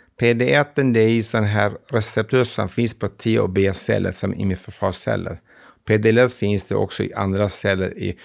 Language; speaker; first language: Swedish; non-native, fluent; Kurdish